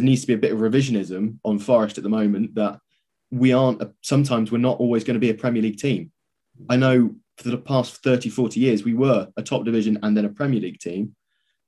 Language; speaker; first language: English; native; English